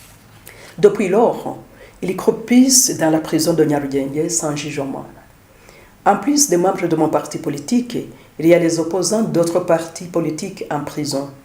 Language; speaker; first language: French; non-native, local second language; Kinyarwanda